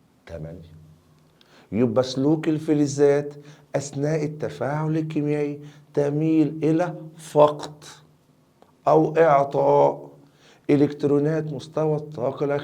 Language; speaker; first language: Arabic; native; Arabic